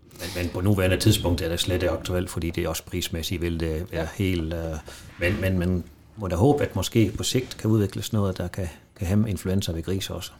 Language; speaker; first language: Danish; non-native, fluent; Dutch